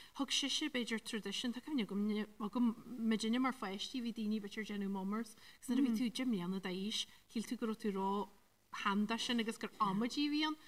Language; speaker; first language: Irish; native; Irish